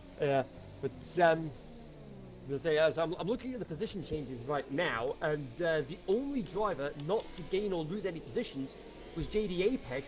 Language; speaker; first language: English; native; English